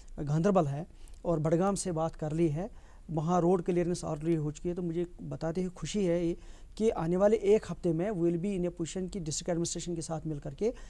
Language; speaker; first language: Hindi; non-native, local second language; Kashmiri